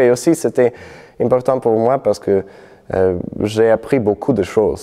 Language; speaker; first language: French; non-native, fluent; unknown